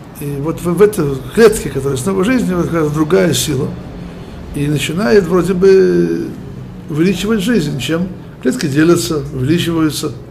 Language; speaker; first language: Russian; early bilingual, heritage; Russian